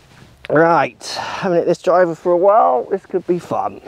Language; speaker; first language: English; native; English